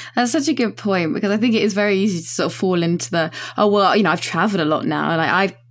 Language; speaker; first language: English; native; English